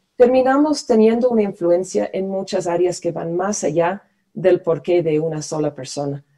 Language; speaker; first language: Spanish; non-native, fluent; English